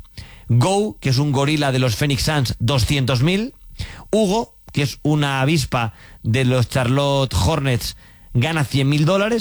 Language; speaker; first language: Spanish; native; Spanish